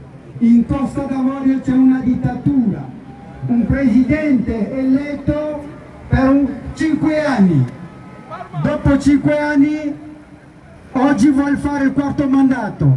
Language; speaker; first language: Italian; non-native, fluent; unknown